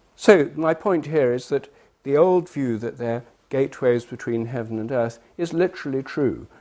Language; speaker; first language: English; native; English